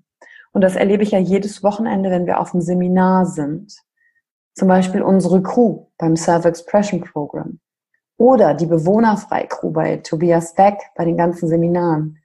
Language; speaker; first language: German; native; German